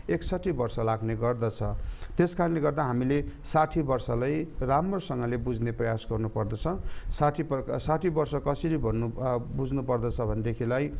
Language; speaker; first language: Nepali; non-native, local second language; Eastern Tamang